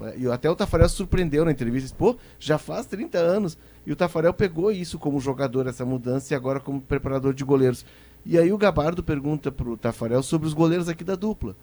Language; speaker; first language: Portuguese; native; Portuguese